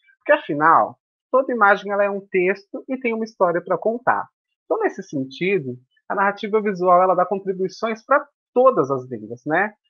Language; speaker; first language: Portuguese; native; Portuguese